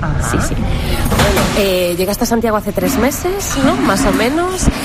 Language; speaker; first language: Spanish; native; Spanish